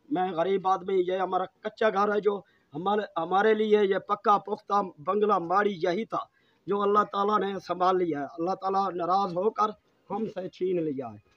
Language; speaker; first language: Urdu; non-native, local second language; Saraiki